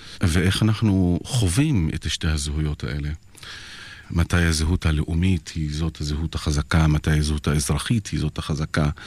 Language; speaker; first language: Hebrew; non-native, local second language; Arabic